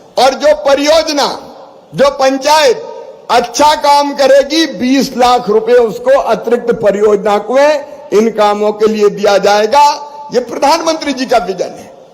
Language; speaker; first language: Hindi; native; Hindi